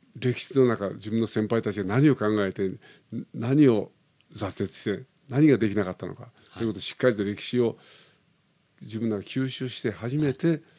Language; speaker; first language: Japanese; early bilingual, other home language; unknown